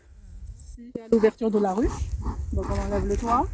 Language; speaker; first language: French; non-native, local second language; Arabic